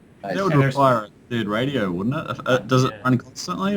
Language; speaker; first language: English; native; English